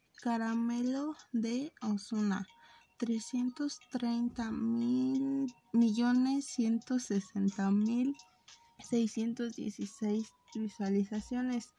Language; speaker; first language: Spanish; native; Spanish